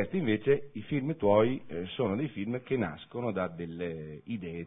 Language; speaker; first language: Italian; native; Italian